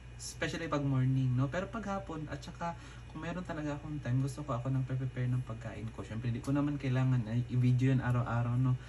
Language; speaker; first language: Filipino; non-native, local second language; Iloko